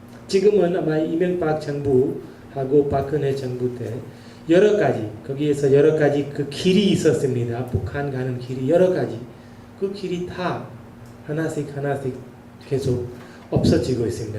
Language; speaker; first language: Korean; non-native, learner; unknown